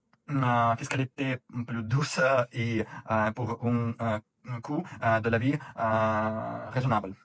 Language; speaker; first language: French; non-native, fluent; Russian